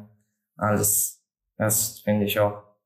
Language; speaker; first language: German; non-native, learner; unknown